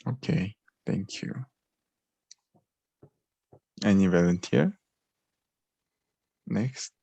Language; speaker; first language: English; non-native, learner; Korean